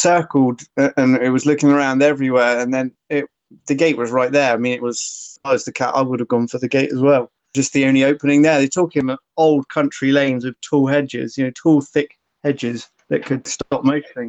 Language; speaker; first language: English; native; English